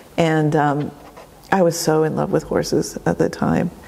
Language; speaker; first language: English; native; English